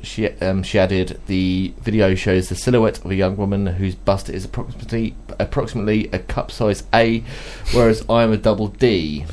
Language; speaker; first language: English; native; English